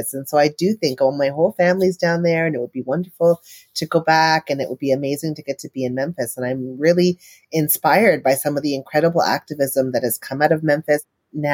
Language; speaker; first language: English; native; English